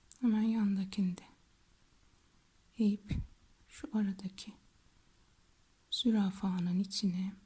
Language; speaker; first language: Turkish; native; Turkish